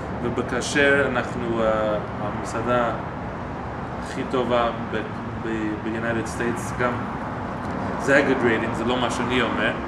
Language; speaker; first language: Hebrew; non-native, fluent; English